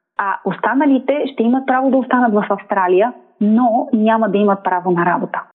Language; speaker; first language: Bulgarian; native; Bulgarian